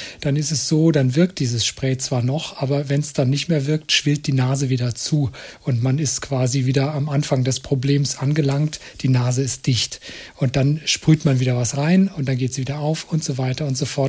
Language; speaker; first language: German; native; German